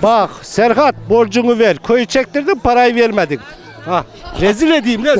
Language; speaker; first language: Turkish; native; Turkish